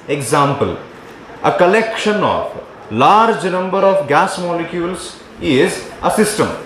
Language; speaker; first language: English; non-native, local second language; Kannada